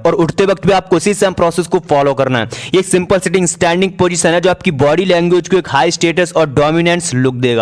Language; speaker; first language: Hindi; native; Hindi